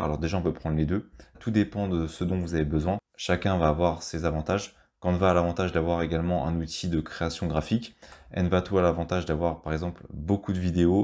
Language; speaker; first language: French; native; French